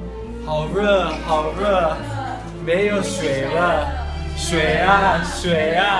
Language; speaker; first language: Chinese; non-native, learner; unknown